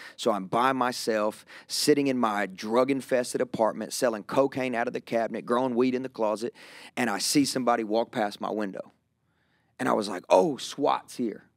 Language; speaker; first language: English; native; English